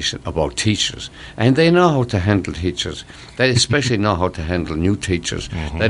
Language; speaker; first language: English; native; English